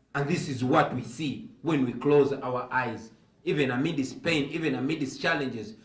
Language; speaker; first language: English; non-native, local second language; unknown